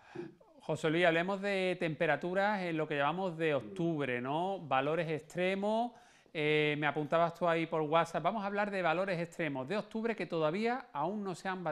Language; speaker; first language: Spanish; native; Spanish